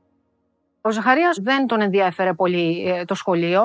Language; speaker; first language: Greek; native; Greek